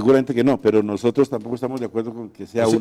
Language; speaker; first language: Spanish; native; Spanish